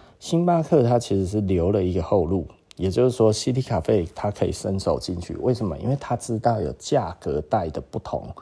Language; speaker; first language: Chinese; native; Chinese